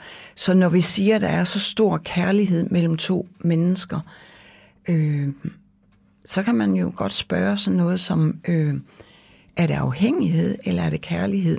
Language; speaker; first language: Danish; native; Danish